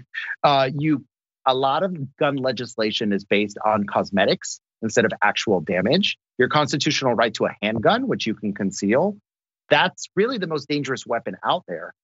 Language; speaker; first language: English; native; English